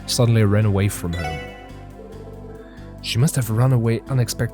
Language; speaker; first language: English; non-native, fluent; German